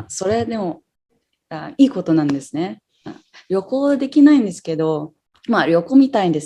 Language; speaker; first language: Japanese; non-native, fluent; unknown